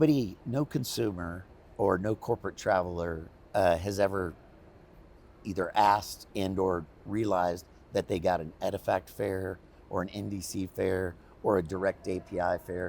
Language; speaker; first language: English; native; English